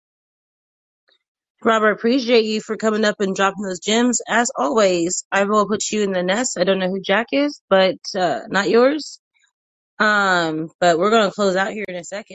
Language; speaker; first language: English; native; English